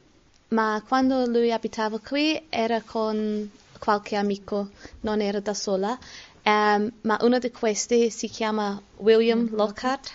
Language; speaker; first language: Italian; non-native, learner; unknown